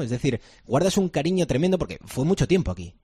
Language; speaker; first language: Spanish; native; Spanish